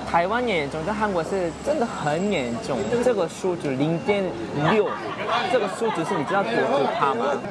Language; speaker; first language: Chinese; non-native, fluent; Korean